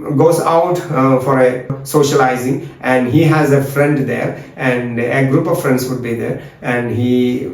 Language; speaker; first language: English; non-native, local second language; Malayalam